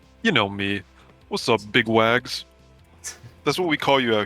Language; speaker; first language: English; native; English